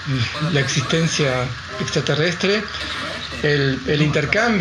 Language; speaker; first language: Spanish; native; Spanish